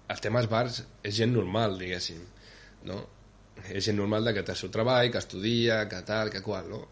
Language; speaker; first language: Catalan; native; Catalan